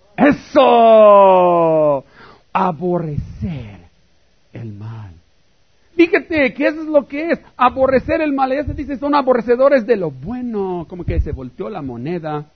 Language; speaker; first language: Spanish; native; Spanish